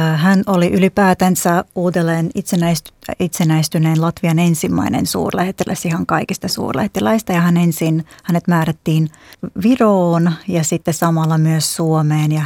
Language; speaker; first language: Finnish; non-native, fluent; Latvian